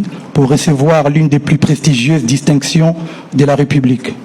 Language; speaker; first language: French; non-native, local second language; Lingala